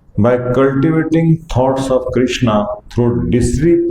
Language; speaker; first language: English; non-native, local second language; Hindi